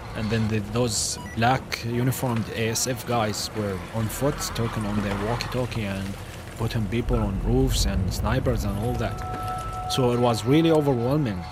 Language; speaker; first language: English; non-native, fluent; Arabic